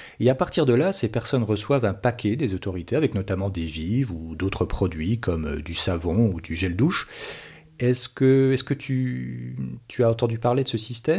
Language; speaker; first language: French; native; French